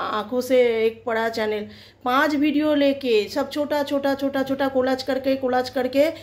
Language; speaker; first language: Hindi; non-native, local second language; Bangla